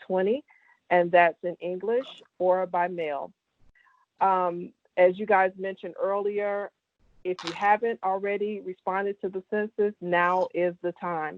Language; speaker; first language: English; native; English